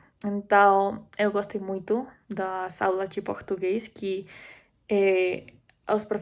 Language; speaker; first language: Portuguese; non-native, fluent; Spanish